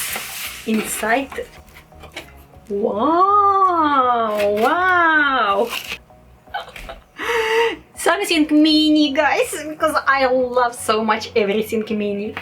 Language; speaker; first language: English; non-native, learner; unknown